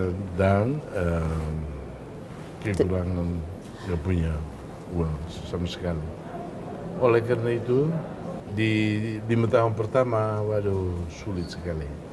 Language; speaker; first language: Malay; non-native, fluent; Tetum